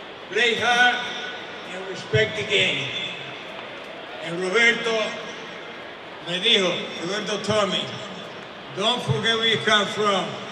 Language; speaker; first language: English; non-native, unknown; Spanish